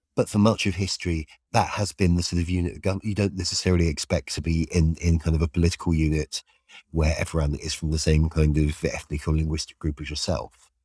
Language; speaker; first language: English; native; English